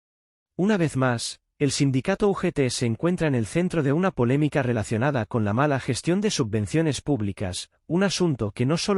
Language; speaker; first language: Spanish; native; Spanish